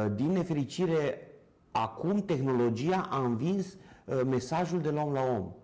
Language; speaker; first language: Romanian; native; Romanian